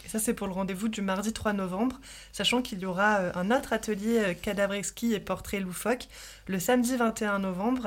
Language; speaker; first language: French; native; French